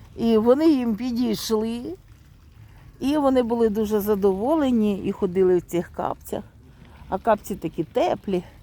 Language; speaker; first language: Ukrainian; native; Ukrainian